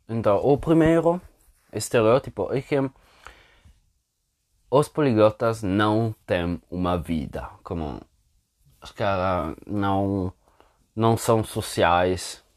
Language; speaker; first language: Portuguese; non-native, fluent; Italian